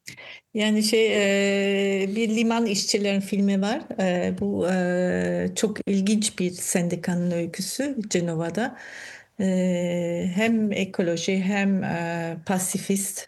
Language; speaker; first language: Turkish; non-native, fluent; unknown